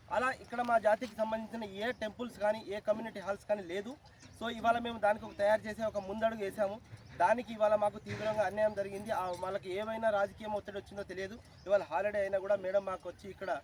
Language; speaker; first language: Telugu; non-native, local second language; Lambadi